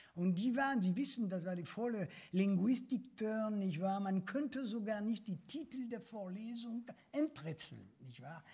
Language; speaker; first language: German; non-native, fluent; French